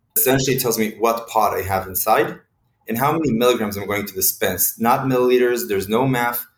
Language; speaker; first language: English; non-native, fluent; Hebrew